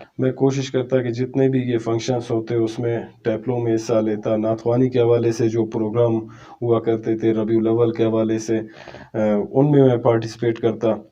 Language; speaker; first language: Urdu; non-native, local second language; Brahui